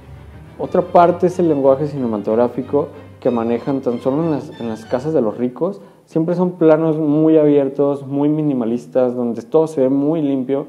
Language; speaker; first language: Spanish; native; Spanish